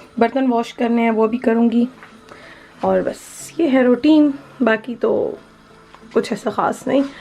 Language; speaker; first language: Urdu; native; Urdu